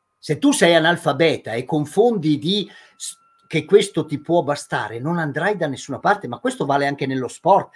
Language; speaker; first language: Italian; native; Italian